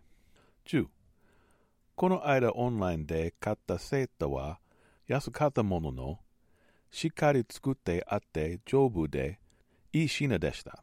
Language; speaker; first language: Japanese; non-native, learner; English